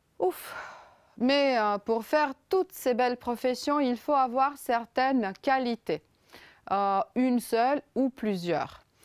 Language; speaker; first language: French; non-native, fluent; Romanian